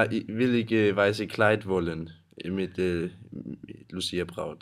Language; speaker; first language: German; non-native, learner; Danish